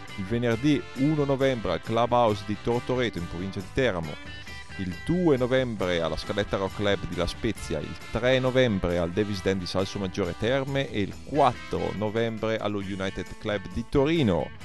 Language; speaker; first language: Italian; native; Italian